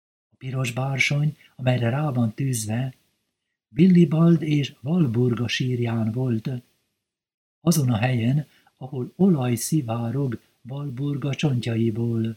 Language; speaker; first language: Hungarian; native; Hungarian